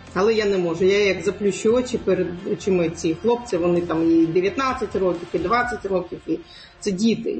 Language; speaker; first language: Ukrainian; non-native, local second language; Crimean Tatar